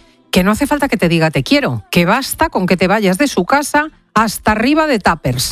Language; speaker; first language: Spanish; native; Spanish